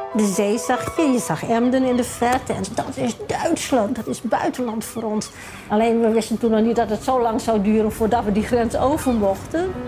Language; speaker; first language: Dutch; native; Dutch